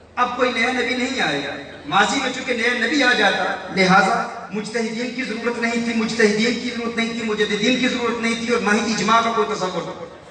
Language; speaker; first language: Urdu; early bilingual, heritage; Urdu